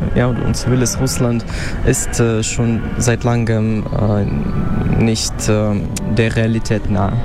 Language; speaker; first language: German; non-native, fluent; Russian